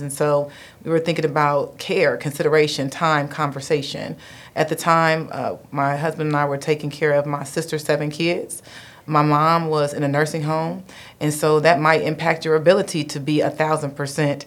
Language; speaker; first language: English; native; English